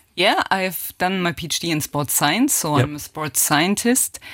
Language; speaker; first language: English; non-native, fluent; German